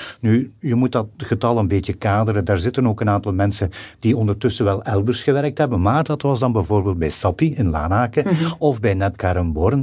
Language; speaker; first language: Dutch; native; Dutch